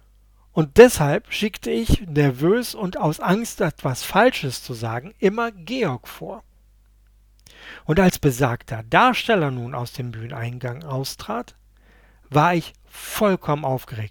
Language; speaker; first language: German; native; German